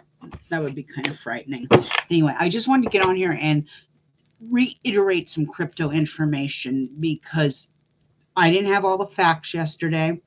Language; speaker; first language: English; native; English